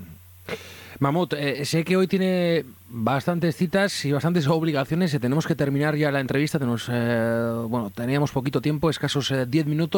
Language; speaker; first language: Spanish; native; Spanish